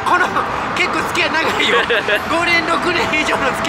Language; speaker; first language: Japanese; native; Japanese